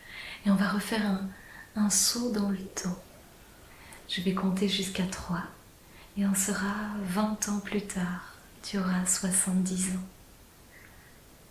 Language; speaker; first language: French; native; French